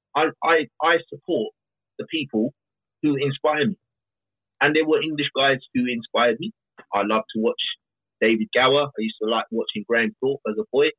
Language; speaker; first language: English; native; English